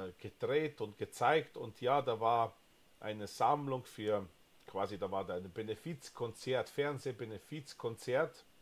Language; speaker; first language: German; non-native, fluent; Slovenian